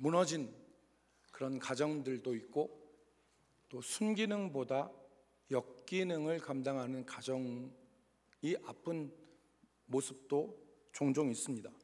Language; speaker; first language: Korean; native; Korean